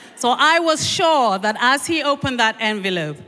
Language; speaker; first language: English; native; English